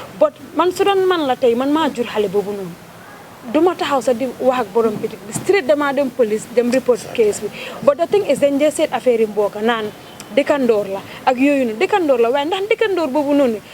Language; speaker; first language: Wolof; non-native, local second language; Jola-Fonyi